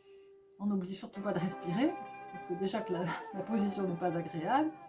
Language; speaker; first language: French; native; French